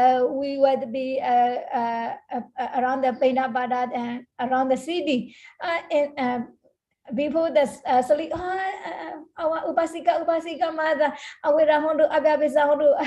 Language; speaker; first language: English; non-native, learner; Burmese